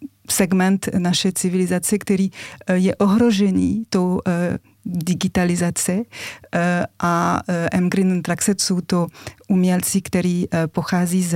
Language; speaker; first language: Czech; non-native, fluent; French